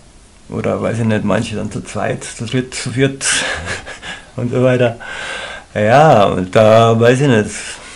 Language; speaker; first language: German; native; German